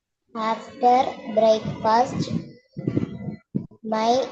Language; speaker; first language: English; non-native, learner; Malayalam